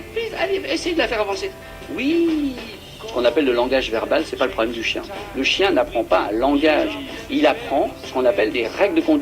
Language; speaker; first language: French; native; French